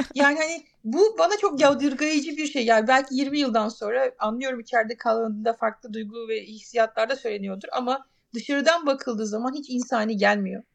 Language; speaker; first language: Turkish; native; Turkish